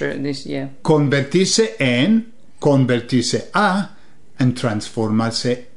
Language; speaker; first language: Spanish; non-native, fluent; English